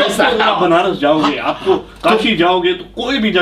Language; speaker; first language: Hindi; native; Hindi